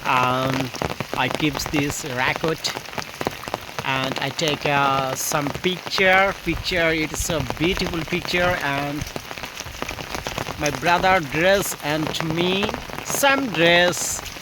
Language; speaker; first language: English; non-native, learner; Bangla